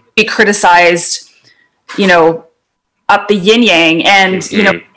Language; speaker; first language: English; native; English